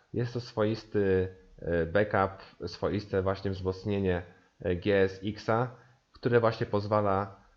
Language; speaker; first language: Polish; native; Polish